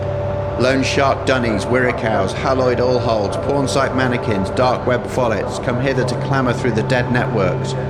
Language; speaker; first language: English; native; English